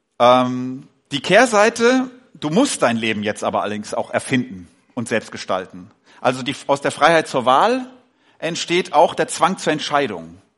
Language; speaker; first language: German; native; German